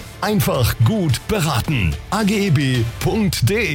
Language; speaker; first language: German; native; German